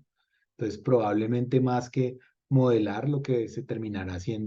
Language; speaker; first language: Spanish; native; Spanish